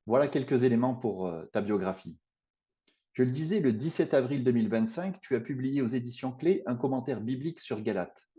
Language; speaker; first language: French; native; French